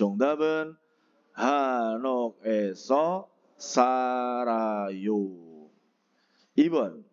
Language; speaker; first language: Korean; non-native, fluent; Indonesian